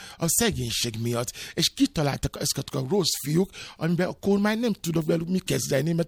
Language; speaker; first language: Hungarian; non-native, learner; Yoruba